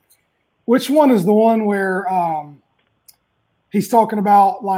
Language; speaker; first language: English; native; English